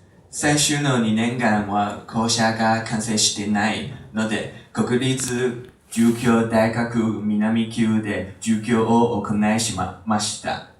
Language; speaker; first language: Japanese; non-native, learner; Chinese